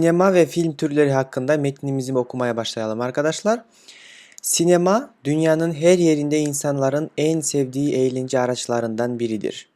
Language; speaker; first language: Turkish; non-native, fluent; Kyrgyz